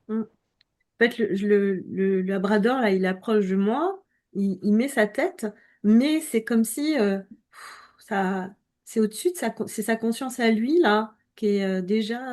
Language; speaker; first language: French; native; French